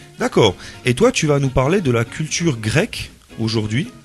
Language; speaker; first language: French; native; French